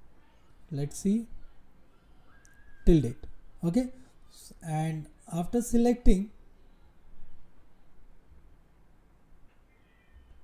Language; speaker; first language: English; non-native, local second language; Hindi